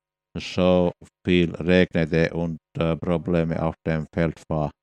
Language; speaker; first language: German; non-native, fluent; Finnish